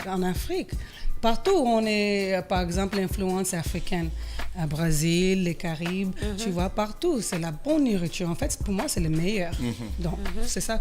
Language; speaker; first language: French; early bilingual, heritage; French